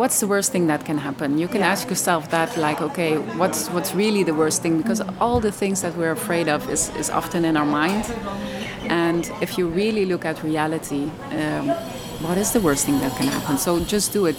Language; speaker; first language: English; non-native, fluent; Dutch